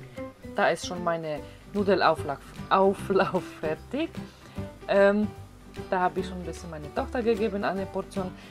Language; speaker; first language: German; non-native, fluent; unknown